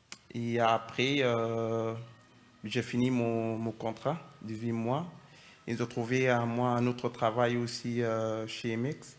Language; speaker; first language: French; non-native, fluent; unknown